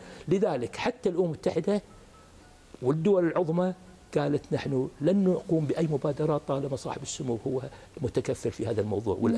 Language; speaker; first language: Arabic; native; Arabic